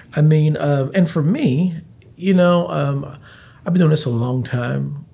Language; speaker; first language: English; native; English